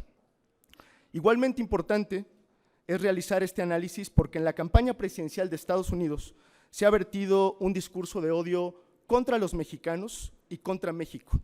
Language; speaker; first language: Spanish; native; Spanish